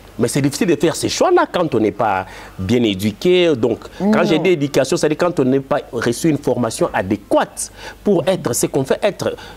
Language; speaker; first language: French; non-native, local second language; Lingala